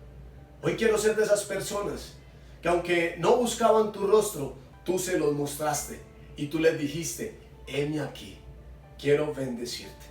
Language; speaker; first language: Spanish; native; Spanish